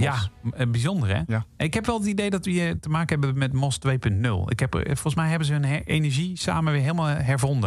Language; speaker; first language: Dutch; native; Dutch